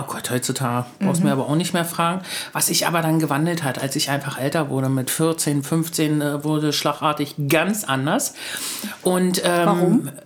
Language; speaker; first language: German; native; German